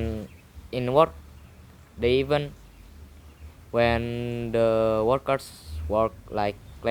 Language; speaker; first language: English; non-native, learner; Indonesian